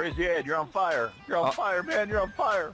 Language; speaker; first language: English; non-native, learner; Turkish